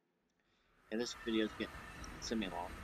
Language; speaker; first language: English; native; English